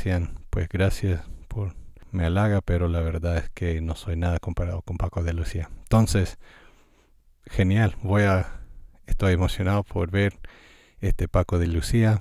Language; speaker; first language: Spanish; non-native, fluent; English